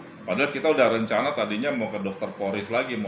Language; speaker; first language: Indonesian; native; Indonesian